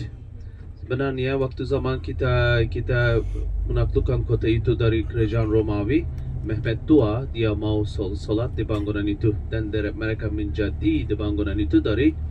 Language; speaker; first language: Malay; non-native, learner; Turkish